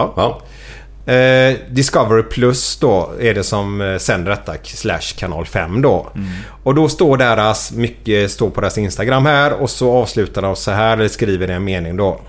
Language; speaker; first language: Swedish; native; Swedish